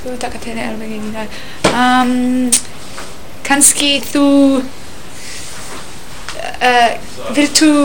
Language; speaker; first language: Icelandic; non-native, learner; English